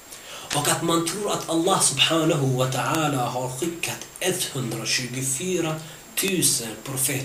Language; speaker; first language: Swedish; early bilingual, other home language; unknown